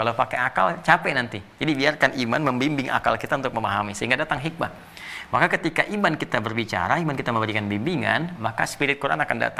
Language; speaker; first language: Indonesian; native; Indonesian